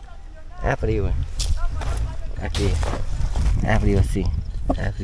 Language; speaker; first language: Portuguese; non-native, learner; Vietnamese